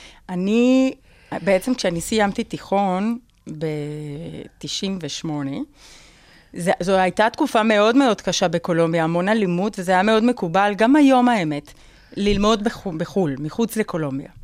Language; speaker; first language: Hebrew; non-native, fluent; Spanish